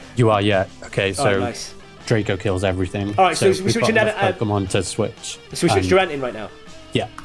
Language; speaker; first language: English; native; English